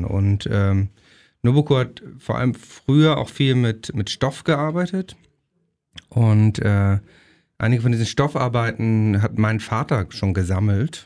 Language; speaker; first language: German; native; German